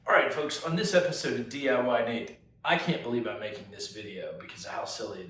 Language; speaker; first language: English; native; English